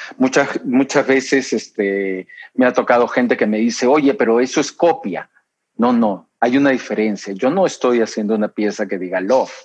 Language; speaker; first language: Spanish; native; Spanish